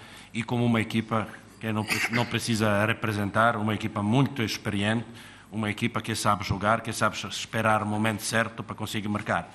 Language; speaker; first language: Portuguese; non-native, fluent; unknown